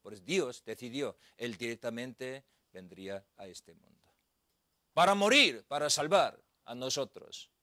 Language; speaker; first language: Spanish; non-native, learner; Korean